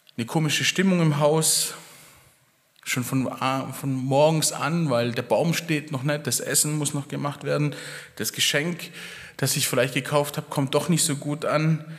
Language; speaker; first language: German; early bilingual, other home language; Italian